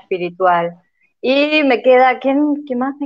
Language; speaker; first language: Spanish; native; Spanish